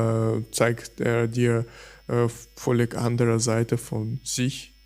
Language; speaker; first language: German; non-native, fluent; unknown